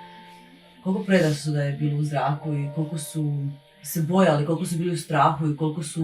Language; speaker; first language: Bosnian; native; Bosnian